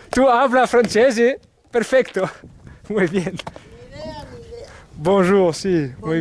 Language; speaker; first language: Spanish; non-native, learner; French